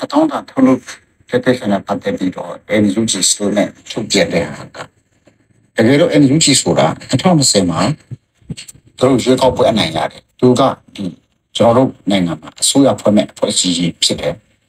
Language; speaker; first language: Burmese; non-native, local second language; Hakha Chin